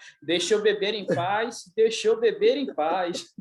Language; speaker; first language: Portuguese; native; Portuguese